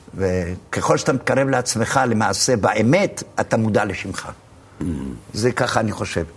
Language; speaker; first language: Hebrew; early bilingual, other home language; Arabic